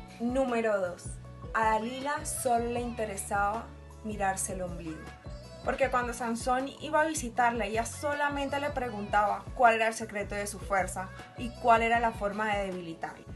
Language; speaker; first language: Spanish; native; Spanish